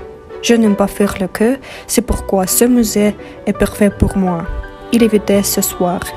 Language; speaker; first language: French; non-native, learner; Russian